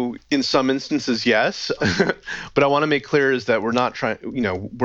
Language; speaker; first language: English; native; English